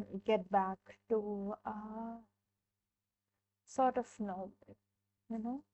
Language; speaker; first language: English; non-native, local second language; Hindi